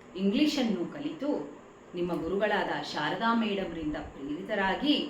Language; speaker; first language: Kannada; native; Kannada